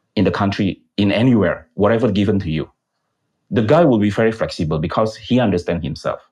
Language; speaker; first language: English; non-native, fluent; Indonesian